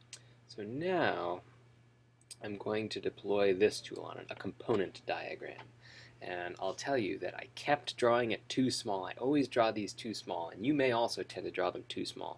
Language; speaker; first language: English; native; English